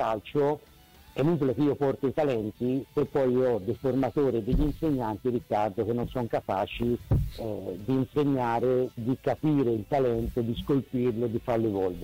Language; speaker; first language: Italian; native; Italian